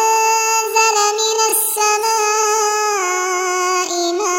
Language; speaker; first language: Arabic; native; Arabic